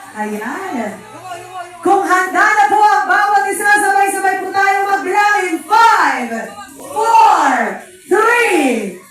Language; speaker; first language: Filipino; native; Filipino